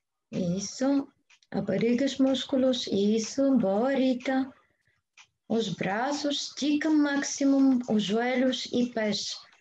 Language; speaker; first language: Portuguese; non-native, learner; Bulgarian